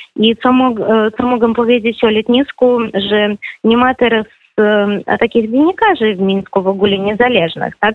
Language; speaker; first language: Polish; non-native, fluent; Belarusian